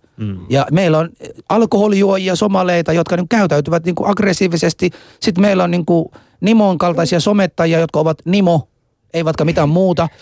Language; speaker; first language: Finnish; non-native, fluent; Somali